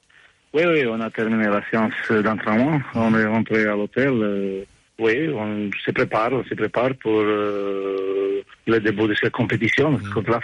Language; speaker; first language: French; non-native, fluent; Romanian